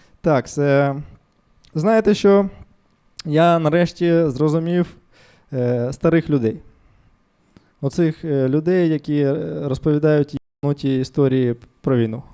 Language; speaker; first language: Ukrainian; non-native, local second language; Russian